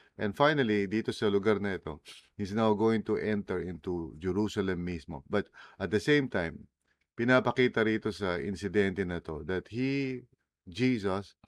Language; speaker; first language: English; non-native, local second language; Filipino